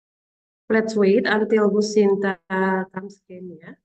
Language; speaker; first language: English; non-native, fluent; Indonesian